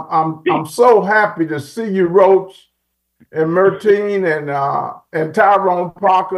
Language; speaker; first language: English; native; English